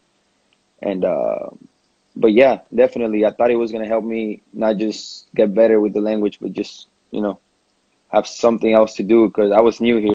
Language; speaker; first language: English; non-native, fluent; Spanish